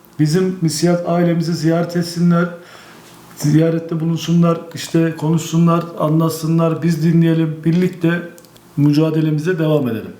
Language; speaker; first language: Turkish; native; Turkish